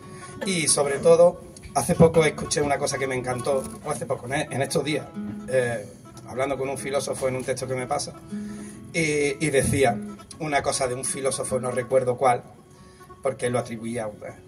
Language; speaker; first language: Spanish; native; Spanish